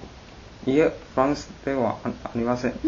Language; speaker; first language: Japanese; non-native, learner; Chinese